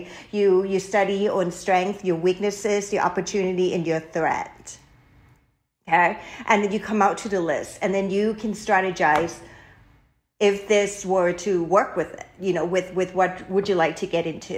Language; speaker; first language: English; non-native, fluent; Thai